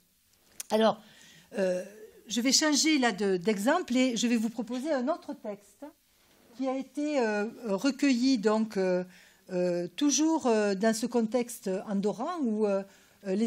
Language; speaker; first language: French; native; French